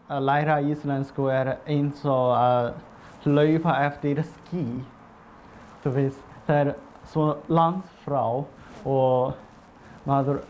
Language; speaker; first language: Icelandic; non-native, fluent; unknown